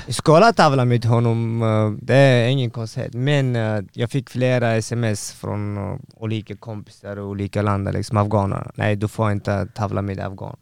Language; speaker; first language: Swedish; non-native, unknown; Persian